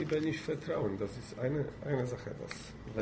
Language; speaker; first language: German; non-native, fluent; Polish